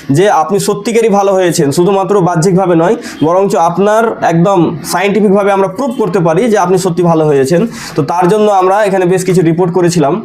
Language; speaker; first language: Bangla; native; Bangla